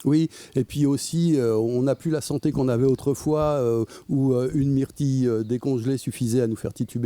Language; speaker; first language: French; native; French